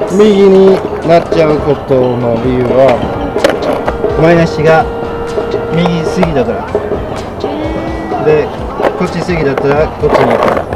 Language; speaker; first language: Japanese; non-native, fluent; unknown